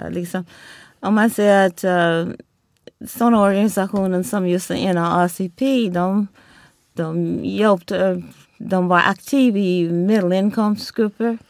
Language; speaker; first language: Swedish; non-native, fluent; English